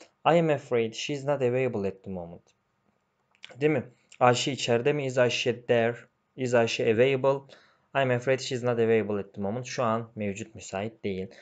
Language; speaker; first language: English; non-native, fluent; Turkish